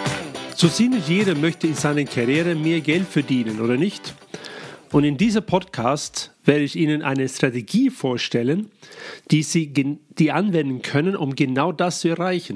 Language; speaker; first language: German; non-native, fluent; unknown